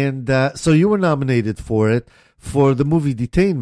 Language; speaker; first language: English; native; English